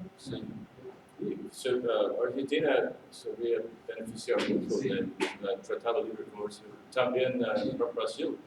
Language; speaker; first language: Spanish; non-native, learner; English